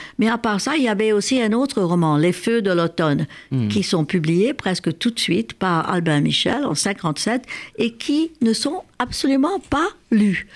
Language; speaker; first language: French; non-native, fluent; Hungarian